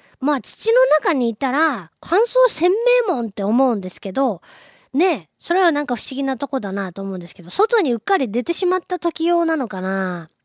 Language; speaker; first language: Japanese; native; Japanese